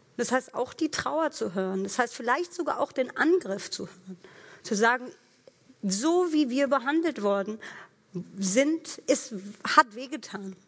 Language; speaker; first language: German; early bilingual, other home language; Persian